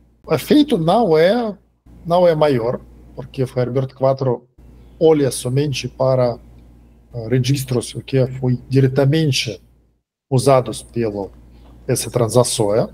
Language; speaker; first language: Portuguese; non-native, fluent; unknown